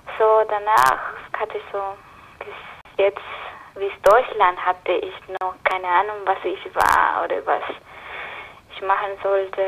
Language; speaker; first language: German; non-native, learner; Spanish